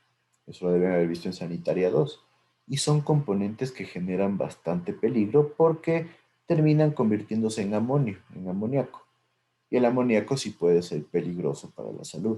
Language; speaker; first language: Spanish; native; Spanish